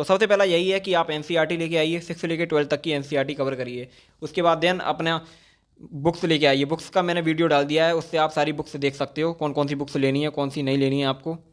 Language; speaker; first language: Hindi; native; Hindi